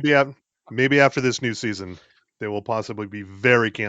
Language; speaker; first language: English; native; English